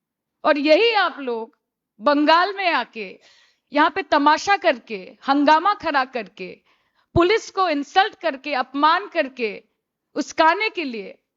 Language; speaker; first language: Hindi; non-native, local second language; Bangla